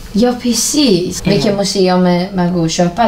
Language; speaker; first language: Swedish; non-native, fluent; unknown